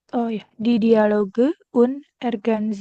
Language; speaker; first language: German; non-native, learner; Indonesian